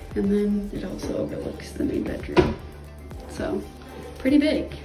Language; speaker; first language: English; native; English